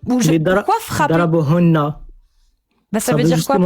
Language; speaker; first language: French; native; French